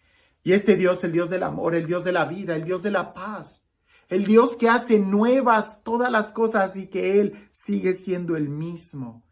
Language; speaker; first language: Spanish; native; Spanish